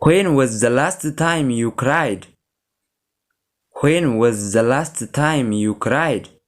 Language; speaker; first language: English; non-native, local second language; Oromo